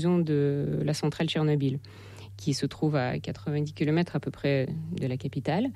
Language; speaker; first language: French; non-native, fluent; Russian